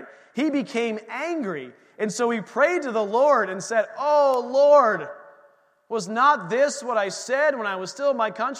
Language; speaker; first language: English; native; English